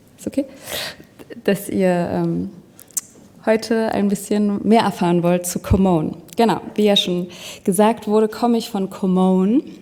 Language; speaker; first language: German; non-native, fluent; French